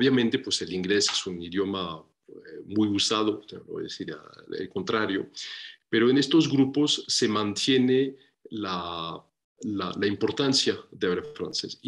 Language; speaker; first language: Spanish; non-native, fluent; French